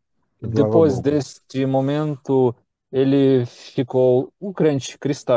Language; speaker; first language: Portuguese; non-native, learner; Russian